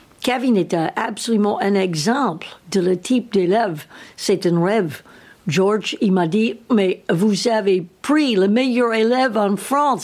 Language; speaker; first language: French; non-native, learner; English